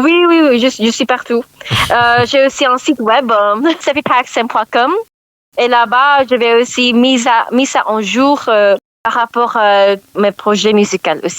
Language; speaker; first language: French; non-native, learner; English